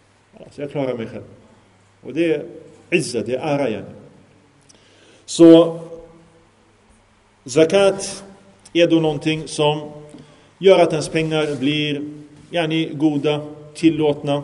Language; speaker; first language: Swedish; early bilingual, other home language; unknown